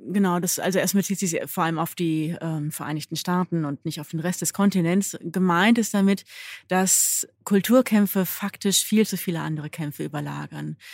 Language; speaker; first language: German; native; German